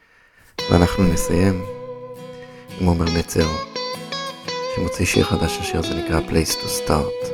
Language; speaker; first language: Hebrew; native; Hebrew